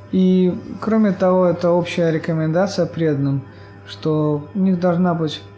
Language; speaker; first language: Russian; native; Russian